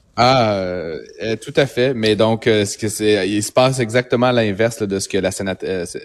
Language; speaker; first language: French; native; French